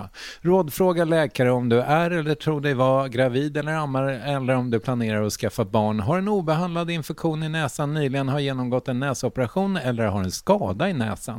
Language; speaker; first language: Swedish; native; Swedish